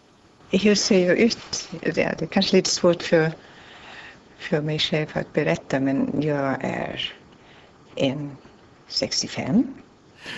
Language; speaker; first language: Swedish; non-native, fluent; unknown